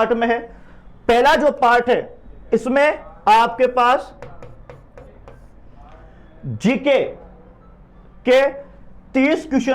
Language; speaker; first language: Hindi; native; Hindi